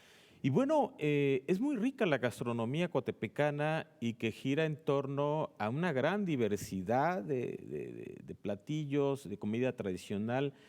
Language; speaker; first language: Spanish; native; Spanish